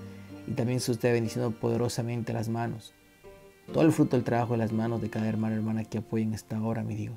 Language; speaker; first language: Spanish; native; Spanish